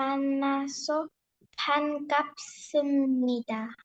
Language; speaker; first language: Korean; non-native, learner; Spanish